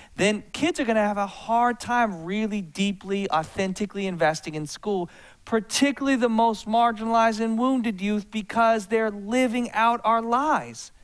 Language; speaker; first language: English; native; English